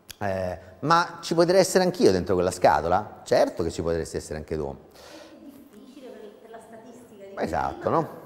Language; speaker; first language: Italian; native; Italian